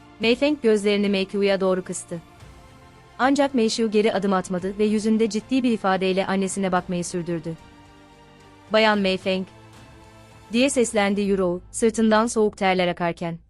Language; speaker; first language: Turkish; native; Turkish